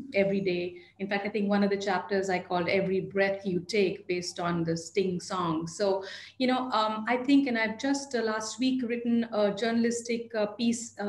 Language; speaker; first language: English; non-native, local second language; Hindi